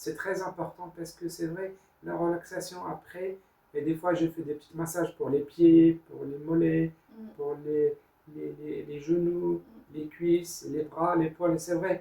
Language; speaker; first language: French; non-native, learner; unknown